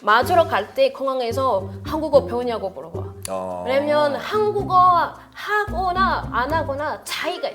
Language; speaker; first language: Korean; non-native, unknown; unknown